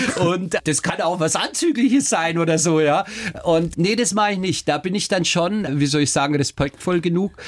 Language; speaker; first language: German; early bilingual, other home language; Turkish